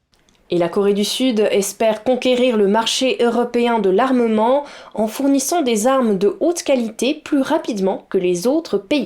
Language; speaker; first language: French; native; French